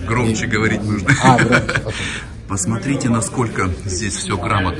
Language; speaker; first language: Russian; native; Russian